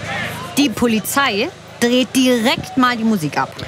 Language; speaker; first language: German; native; German